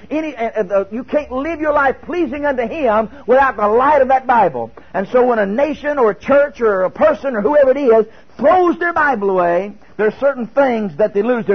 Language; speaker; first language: English; native; English